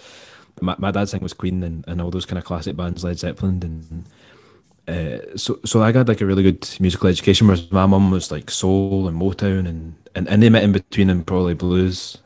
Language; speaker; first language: English; native; English